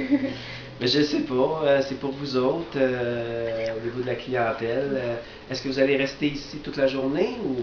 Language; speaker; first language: French; native; French